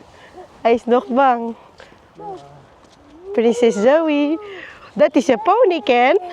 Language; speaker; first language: Dutch; non-native, learner; Filipino